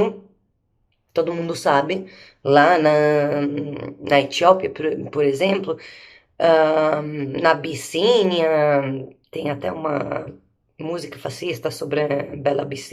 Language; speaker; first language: Portuguese; native; Portuguese